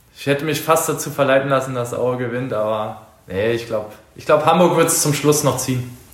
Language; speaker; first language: German; native; German